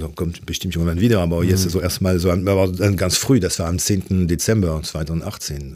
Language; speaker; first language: German; non-native, fluent; French